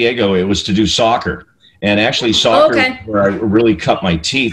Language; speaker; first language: English; native; English